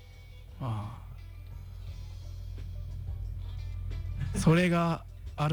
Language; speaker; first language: Japanese; non-native, learner; Korean